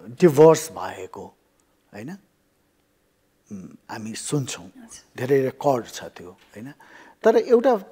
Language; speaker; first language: Nepali; native; Nepali